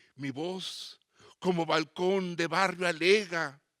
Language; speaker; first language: Spanish; native; Spanish